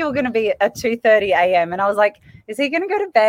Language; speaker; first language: English; native; English